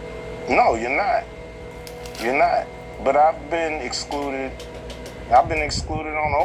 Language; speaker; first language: English; native; English